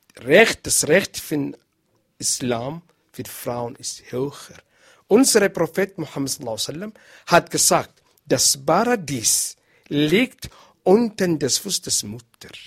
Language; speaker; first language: German; non-native, learner; Arabic